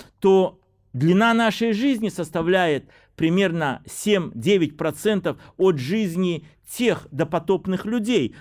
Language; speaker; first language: Russian; native; Russian